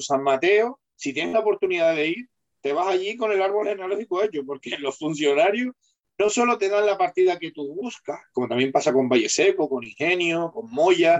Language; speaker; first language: Spanish; native; Spanish